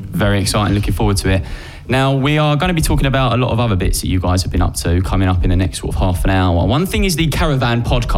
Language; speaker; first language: English; native; English